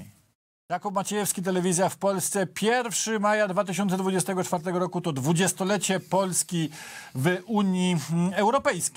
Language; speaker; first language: Polish; native; Polish